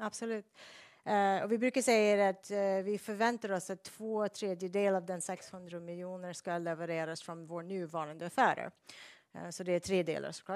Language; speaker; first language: Swedish; non-native, fluent; English